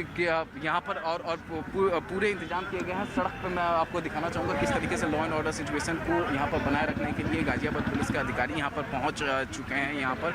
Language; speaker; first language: Hindi; native; Hindi